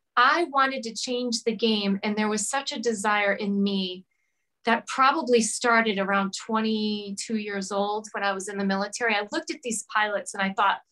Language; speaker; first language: English; native; English